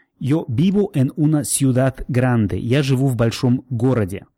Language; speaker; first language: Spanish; non-native, fluent; Russian